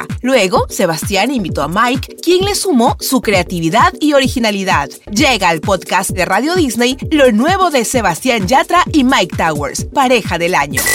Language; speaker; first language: Spanish; native; Spanish